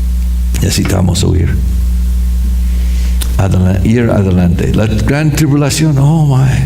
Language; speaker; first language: Spanish; non-native, fluent; English